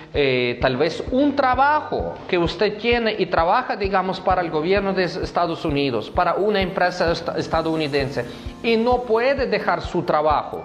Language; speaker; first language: Spanish; non-native, fluent; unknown